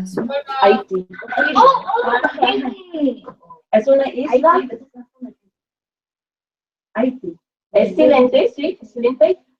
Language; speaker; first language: Spanish; non-native, fluent; English